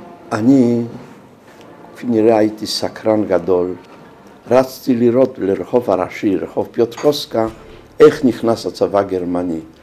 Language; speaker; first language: Hebrew; non-native, fluent; Polish